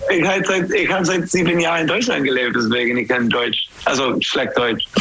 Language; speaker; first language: German; non-native, learner; English